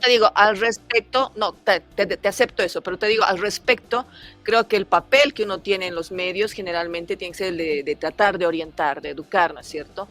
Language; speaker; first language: Spanish; native; Spanish